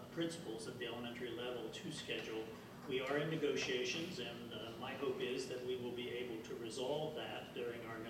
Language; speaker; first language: English; native; English